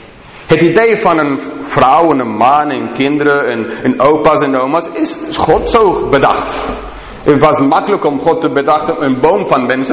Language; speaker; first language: Dutch; non-native, fluent; English